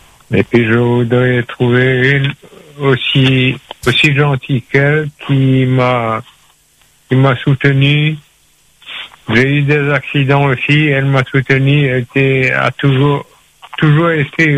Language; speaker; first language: French; non-native, local second language; Réunion Creole French